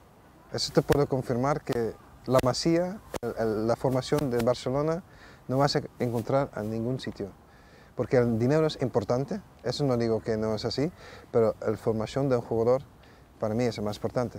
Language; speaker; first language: Spanish; non-native, fluent; Dutch